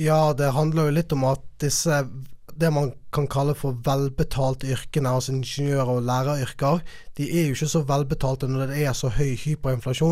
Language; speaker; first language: Norwegian; native; Norwegian